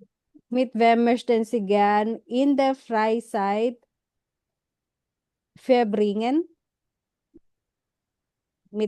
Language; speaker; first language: German; non-native, fluent; Filipino